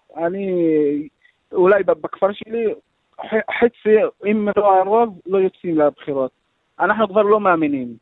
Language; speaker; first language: Hebrew; non-native, local second language; Arabic